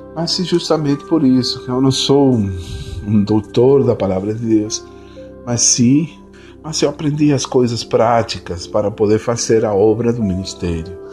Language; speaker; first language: Portuguese; non-native, fluent; Spanish